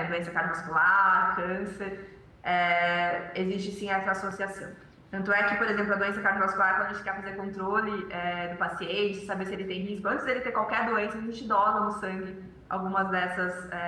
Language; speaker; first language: Portuguese; native; Portuguese